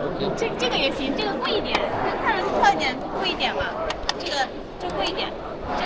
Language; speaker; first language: Chinese; native; Chinese